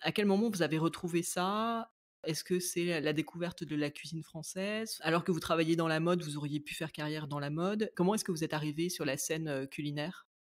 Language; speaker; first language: French; native; French